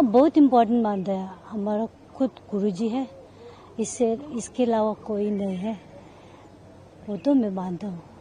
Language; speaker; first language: Hindi; non-native, local second language; Tibetan